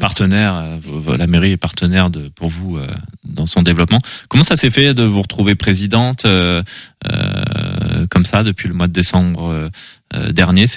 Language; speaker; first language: French; native; French